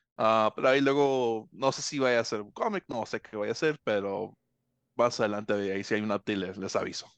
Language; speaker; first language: Spanish; early bilingual, heritage; Spanish